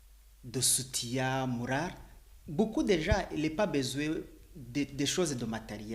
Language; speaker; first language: French; non-native, learner; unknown